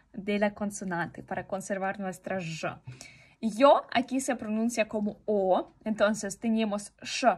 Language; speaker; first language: Spanish; non-native, fluent; Russian